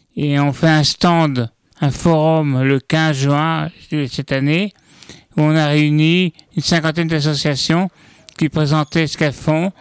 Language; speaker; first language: French; native; French